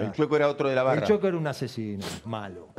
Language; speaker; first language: Spanish; native; Spanish